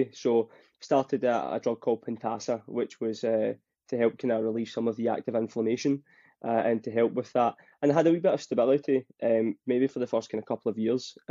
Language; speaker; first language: English; native; English